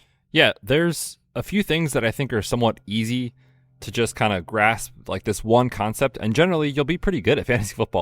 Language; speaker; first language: English; native; English